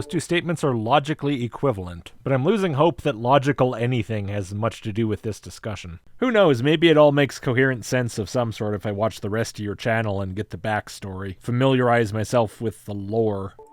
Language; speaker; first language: English; native; English